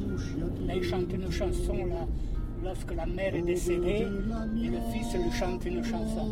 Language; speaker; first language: French; non-native, local second language; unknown